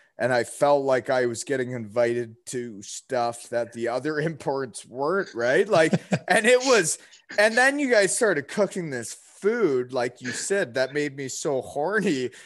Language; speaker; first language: English; native; English